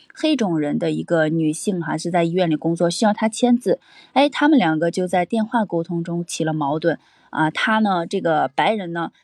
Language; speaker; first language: Chinese; native; Chinese